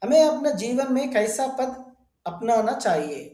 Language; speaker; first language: Hindi; non-native, local second language; Telugu